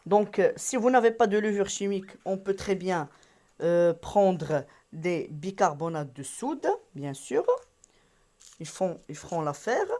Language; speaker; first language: French; non-native, local second language; Arabic